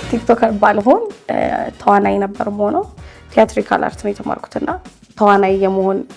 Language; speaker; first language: Amharic; native; Amharic